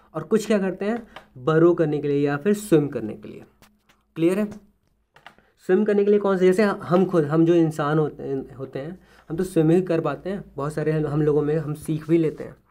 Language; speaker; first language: Hindi; native; Hindi